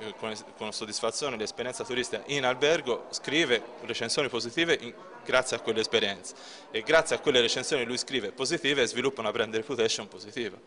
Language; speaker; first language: Italian; native; Italian